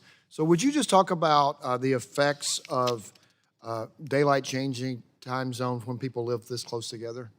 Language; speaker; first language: English; native; English